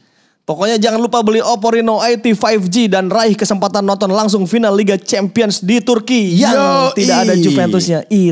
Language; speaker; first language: Indonesian; native; Indonesian